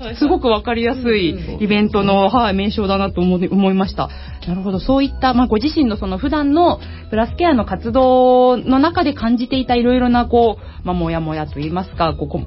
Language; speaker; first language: Japanese; native; Japanese